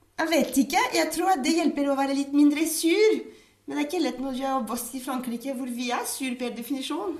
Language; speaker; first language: Norwegian; non-native, fluent; French